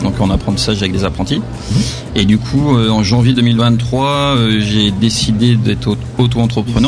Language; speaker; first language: French; native; French